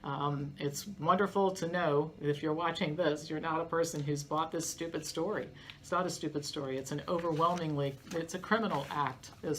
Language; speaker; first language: English; native; English